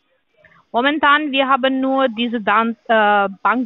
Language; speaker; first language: German; non-native, learner; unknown